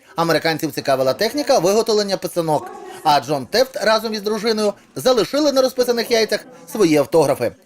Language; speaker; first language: Ukrainian; native; Ukrainian